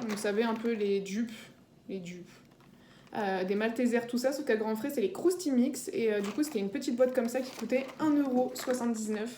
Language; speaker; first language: French; native; French